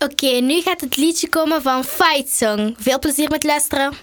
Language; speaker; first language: Dutch; early bilingual, other home language; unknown